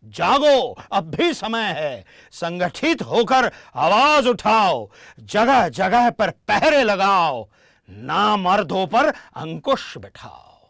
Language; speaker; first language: Hindi; non-native, local second language; Marathi